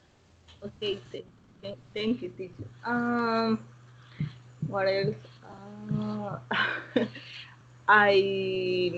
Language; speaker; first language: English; non-native, learner; Spanish